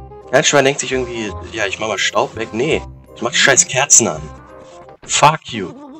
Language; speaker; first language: German; native; German